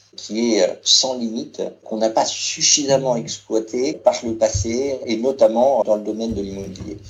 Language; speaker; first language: French; native; French